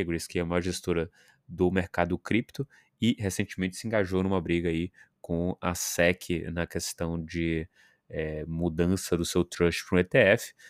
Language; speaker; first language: Portuguese; native; Portuguese